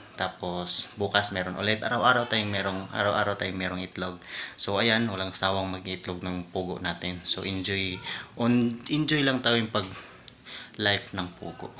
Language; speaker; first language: Filipino; non-native, local second language; Cebuano